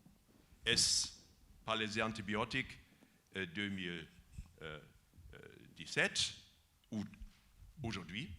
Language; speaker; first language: French; non-native, fluent; German